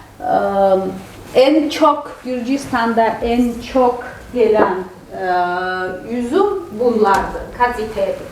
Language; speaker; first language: Turkish; non-native, fluent; Georgian